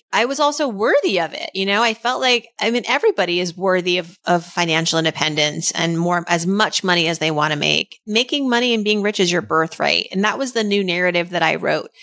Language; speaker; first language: English; early bilingual, other home language; Persian